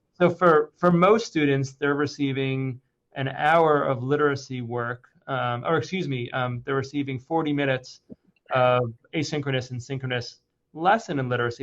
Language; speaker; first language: English; native; English